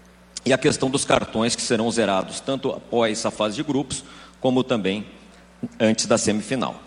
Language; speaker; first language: Portuguese; native; Portuguese